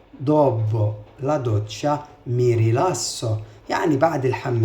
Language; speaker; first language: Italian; non-native, fluent; Arabic